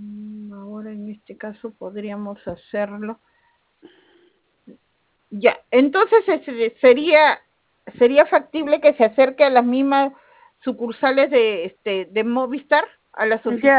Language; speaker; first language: Spanish; native; Spanish